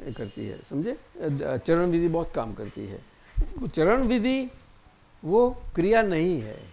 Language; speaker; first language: Hindi; non-native, local second language; Gujarati